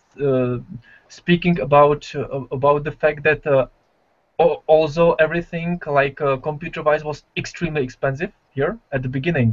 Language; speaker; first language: English; non-native, fluent; Czech